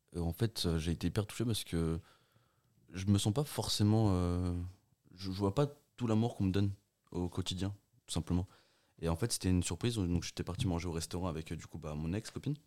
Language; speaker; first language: French; early bilingual, other home language; Portuguese